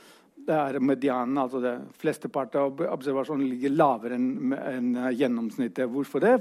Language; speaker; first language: Norwegian; non-native, fluent; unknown